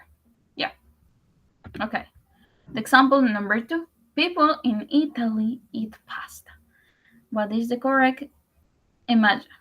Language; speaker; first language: English; non-native, learner; Spanish